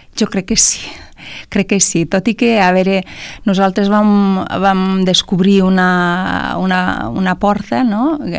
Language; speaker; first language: Catalan; non-native, fluent; Romanian